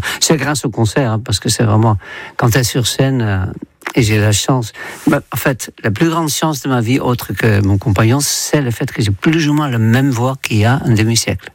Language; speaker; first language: French; non-native, fluent; Dutch